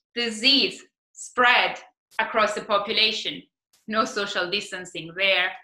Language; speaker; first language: English; non-native, fluent; Italian